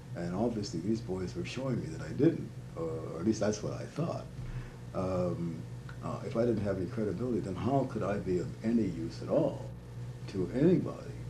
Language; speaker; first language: English; native; English